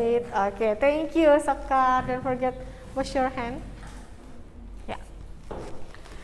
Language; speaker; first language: English; non-native, local second language; Indonesian